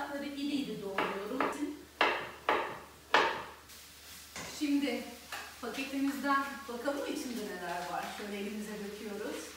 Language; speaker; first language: Turkish; native; Turkish